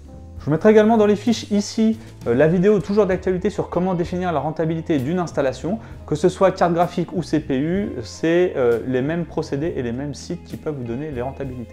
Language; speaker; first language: French; native; French